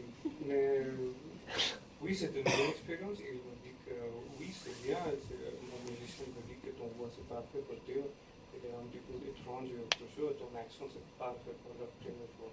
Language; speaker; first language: French; non-native, learner; English